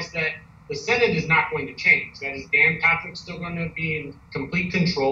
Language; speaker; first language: English; native; English